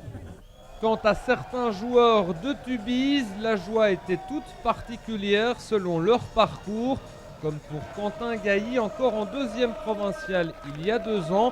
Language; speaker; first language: French; native; French